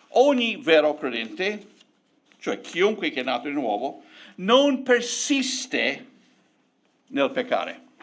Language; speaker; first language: Italian; non-native, fluent; English